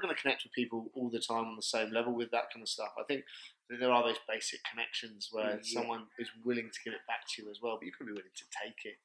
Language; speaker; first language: English; native; English